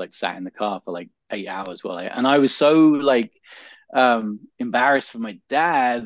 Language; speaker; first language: English; native; English